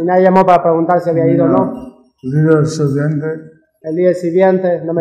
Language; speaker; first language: Spanish; native; Spanish